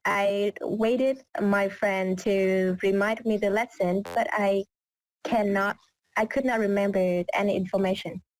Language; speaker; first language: English; non-native, learner; Vietnamese